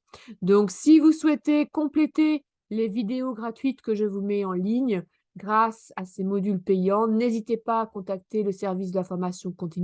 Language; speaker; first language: French; native; French